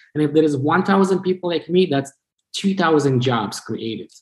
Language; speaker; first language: English; non-native, fluent; Romanian